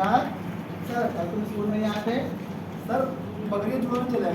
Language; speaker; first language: Hindi; native; Hindi